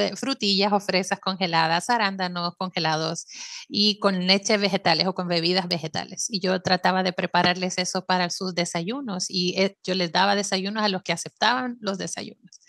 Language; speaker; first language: Spanish; native; Spanish